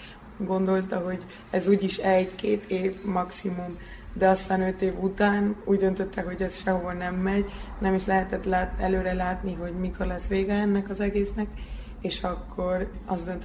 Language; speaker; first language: Hungarian; early bilingual, heritage; Hungarian